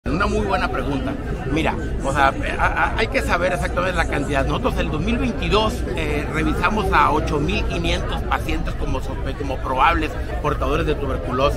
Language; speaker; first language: Spanish; native; Spanish